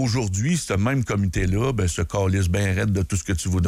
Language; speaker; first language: French; native; French